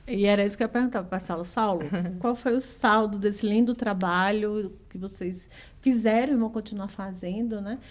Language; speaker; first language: Portuguese; native; Portuguese